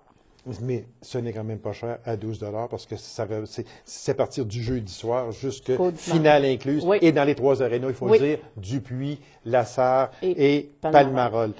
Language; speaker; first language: French; native; French